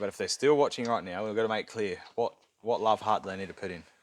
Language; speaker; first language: English; native; English